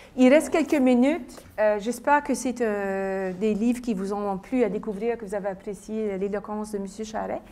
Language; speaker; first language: French; native; French